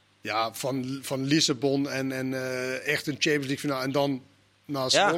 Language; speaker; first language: Dutch; non-native, fluent; Danish